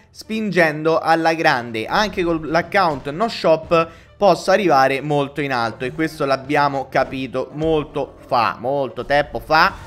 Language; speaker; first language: Italian; native; Italian